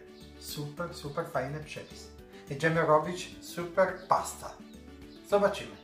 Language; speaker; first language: Polish; non-native, learner; Italian